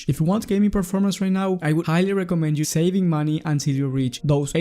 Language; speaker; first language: English; non-native, fluent; Spanish